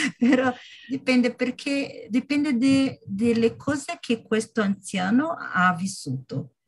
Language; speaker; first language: Italian; non-native, learner; Portuguese